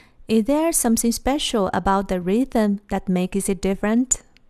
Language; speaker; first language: English; non-native, fluent; Chinese